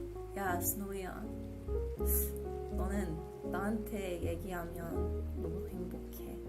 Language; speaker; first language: Korean; non-native, learner; English